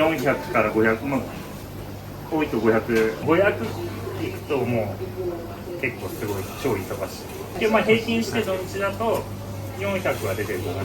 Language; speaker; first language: Japanese; native; Japanese